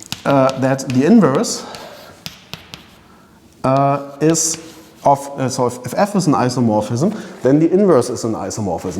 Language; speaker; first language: English; non-native, fluent; German